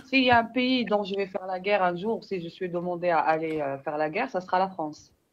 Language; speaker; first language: French; native; French